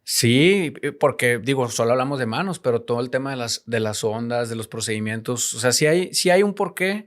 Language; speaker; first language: Spanish; native; Spanish